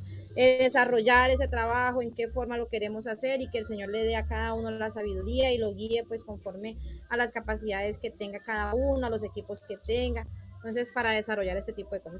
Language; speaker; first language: Spanish; native; Spanish